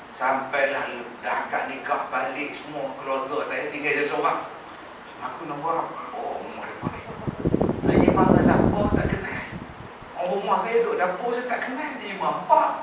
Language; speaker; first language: Malay; native; Malay